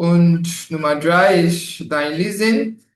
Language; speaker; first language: German; non-native, fluent; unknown